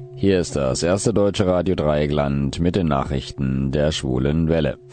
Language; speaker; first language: German; native; German